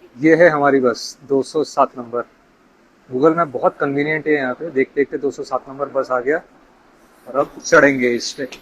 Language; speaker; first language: Hindi; non-native, local second language; Bangla